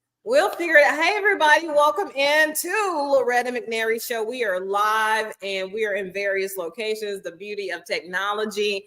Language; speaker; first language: English; native; English